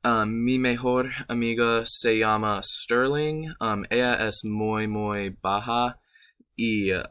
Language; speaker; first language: Spanish; non-native, learner; English